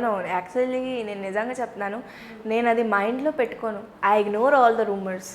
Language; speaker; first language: Telugu; non-native, fluent; Hindi